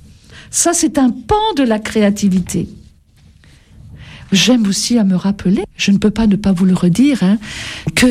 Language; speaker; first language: French; native; French